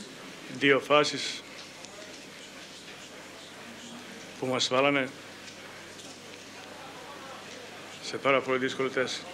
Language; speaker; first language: Greek; non-native, fluent; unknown